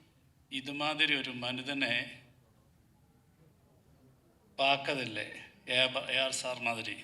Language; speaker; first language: Tamil; non-native, learner; Malayalam